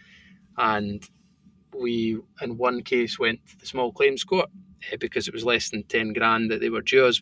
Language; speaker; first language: English; native; English